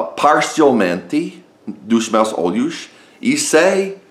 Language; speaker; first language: Portuguese; non-native, fluent; English